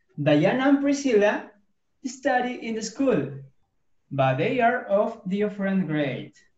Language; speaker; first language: English; non-native, learner; Spanish